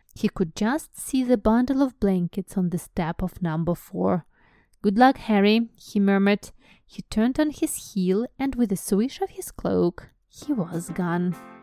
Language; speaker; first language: English; non-native, fluent; Russian